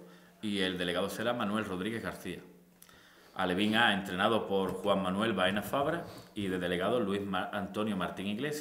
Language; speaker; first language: Spanish; native; Spanish